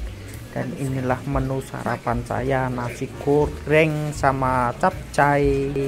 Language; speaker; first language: Indonesian; native; Indonesian